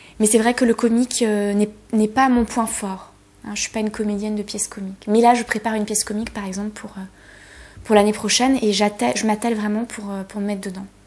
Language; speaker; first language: French; early bilingual, other home language; Polish